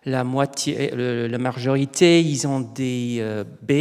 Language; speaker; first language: French; non-native, learner; English